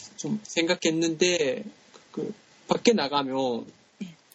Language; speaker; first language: Korean; non-native, learner; Japanese